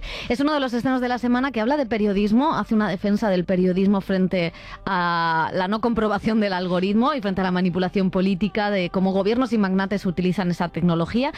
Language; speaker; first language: Spanish; native; Spanish